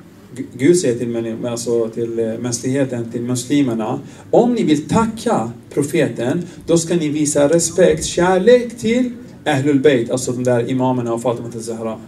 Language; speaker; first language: Swedish; non-native, fluent; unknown